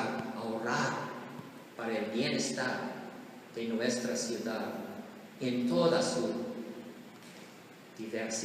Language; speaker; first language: Spanish; non-native, learner; English